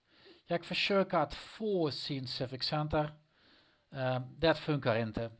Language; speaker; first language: Swedish; non-native, learner; Dutch